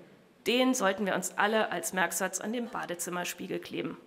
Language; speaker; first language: German; native; German